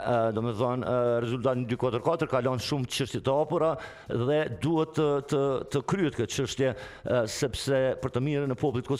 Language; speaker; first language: Albanian; native; Albanian